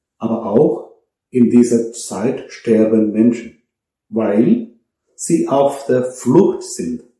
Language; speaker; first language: German; non-native, fluent; Malayalam